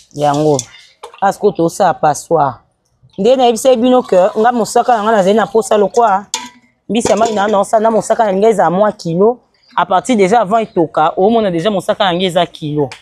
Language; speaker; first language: Lingala; native; Lingala